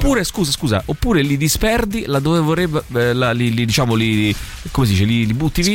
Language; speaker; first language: Italian; native; Italian